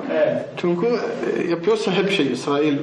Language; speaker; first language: Turkish; non-native, fluent; Arabic